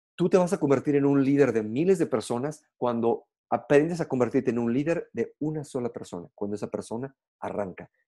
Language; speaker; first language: Spanish; native; Spanish